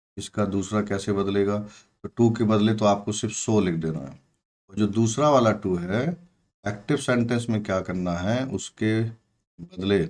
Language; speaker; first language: Hindi; native; Hindi